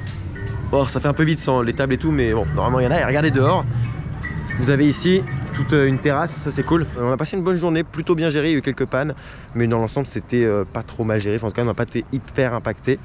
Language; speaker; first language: French; native; French